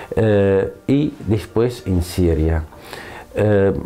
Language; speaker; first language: Spanish; non-native, fluent; Arabic